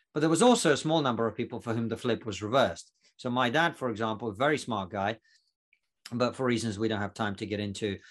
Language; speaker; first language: English; non-native, fluent; Russian